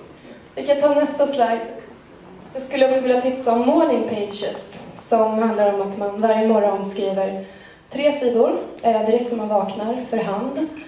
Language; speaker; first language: Swedish; native; Swedish